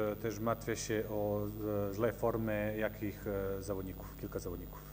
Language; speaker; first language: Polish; non-native, learner; Serbian